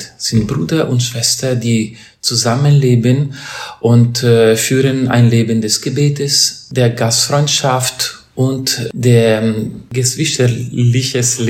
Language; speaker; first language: German; non-native, fluent; Italian